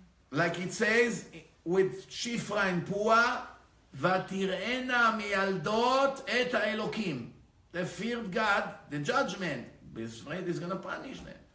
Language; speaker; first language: English; non-native, fluent; Hebrew